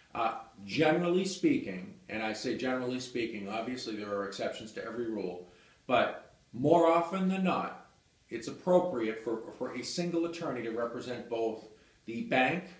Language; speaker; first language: English; native; English